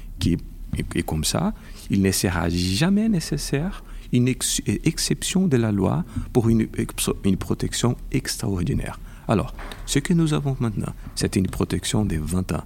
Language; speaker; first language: French; non-native, fluent; Portuguese